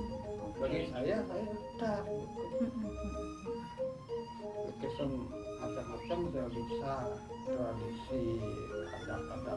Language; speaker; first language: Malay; non-native, local second language; Balinese